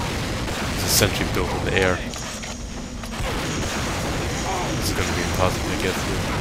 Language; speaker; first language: English; native; English